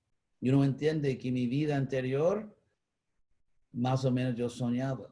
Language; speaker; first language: Spanish; non-native, fluent; English